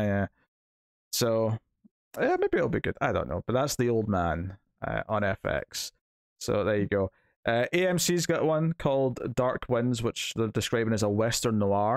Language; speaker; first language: English; native; English